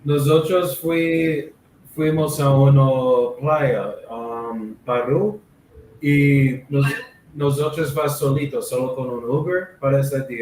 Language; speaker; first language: Spanish; non-native, learner; English